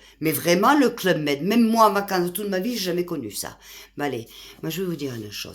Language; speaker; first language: French; native; French